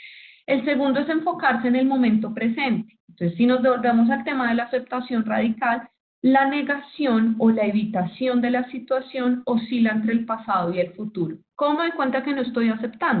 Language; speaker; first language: Spanish; native; Spanish